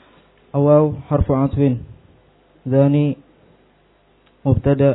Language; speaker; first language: Arabic; non-native, learner; Indonesian